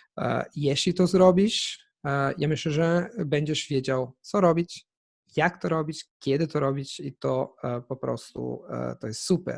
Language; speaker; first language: Polish; non-native, fluent; Italian